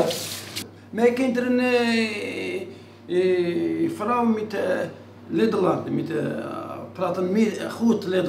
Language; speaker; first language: Dutch; non-native, learner; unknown